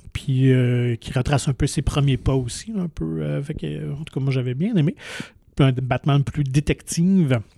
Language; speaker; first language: French; native; French